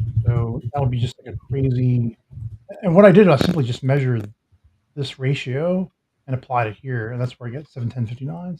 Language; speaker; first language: English; native; English